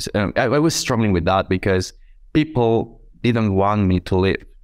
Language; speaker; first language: English; non-native, fluent; Spanish